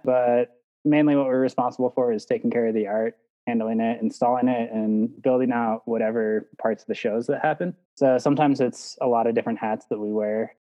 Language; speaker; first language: English; native; English